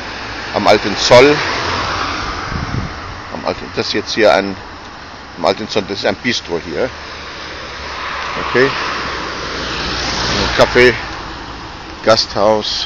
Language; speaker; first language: German; non-native, fluent; Arabic